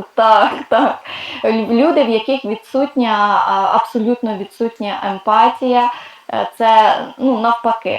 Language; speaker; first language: Ukrainian; non-native, local second language; Russian